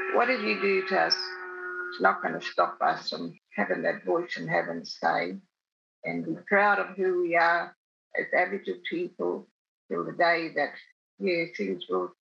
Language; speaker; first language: English; native; English